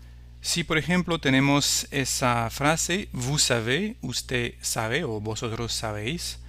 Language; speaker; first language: Spanish; non-native, fluent; French